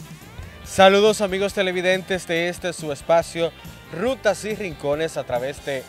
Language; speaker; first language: Spanish; native; Spanish